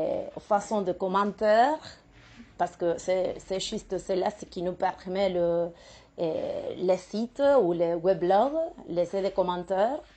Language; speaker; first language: French; non-native, fluent; Spanish